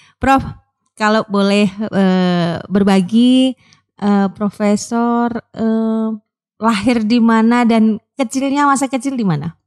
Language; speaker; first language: Indonesian; non-native, local second language; Minangkabau